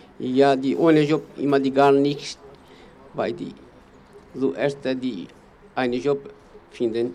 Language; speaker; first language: German; non-native, learner; Kurdish